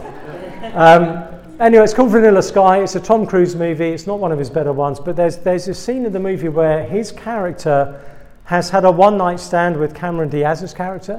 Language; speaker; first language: English; native; English